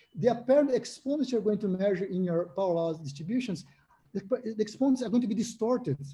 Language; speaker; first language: English; non-native, fluent; Portuguese